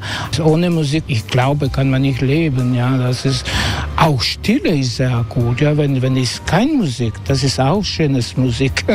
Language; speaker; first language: German; non-native, learner; Croatian